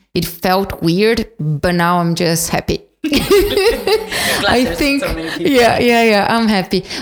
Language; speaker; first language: English; non-native, fluent; Portuguese